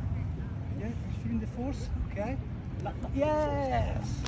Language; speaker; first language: English; non-native, learner; Italian